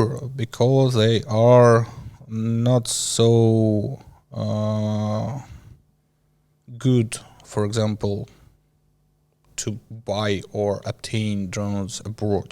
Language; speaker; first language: English; non-native, learner; Ukrainian